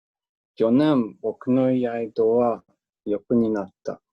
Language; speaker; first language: Japanese; non-native, learner; English